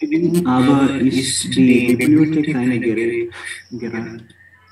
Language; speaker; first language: German; non-native, learner; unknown